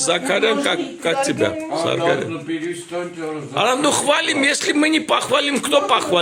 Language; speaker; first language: Russian; non-native, local second language; Armenian